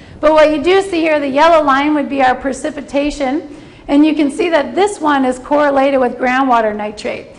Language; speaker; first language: English; native; English